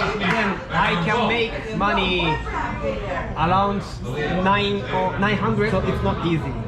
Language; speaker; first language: English; non-native, learner; Japanese